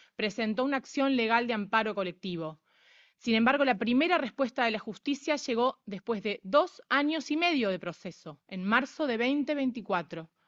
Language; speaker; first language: Spanish; native; Spanish